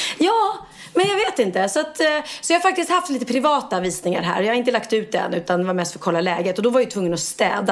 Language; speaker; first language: Swedish; native; Swedish